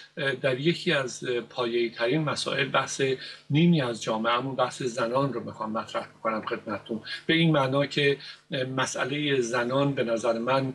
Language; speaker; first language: Persian; native; Persian